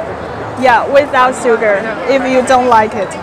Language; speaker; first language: English; non-native, fluent; Chinese